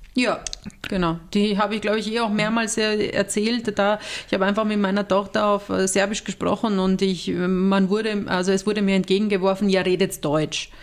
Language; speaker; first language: German; early bilingual, other home language; Serbian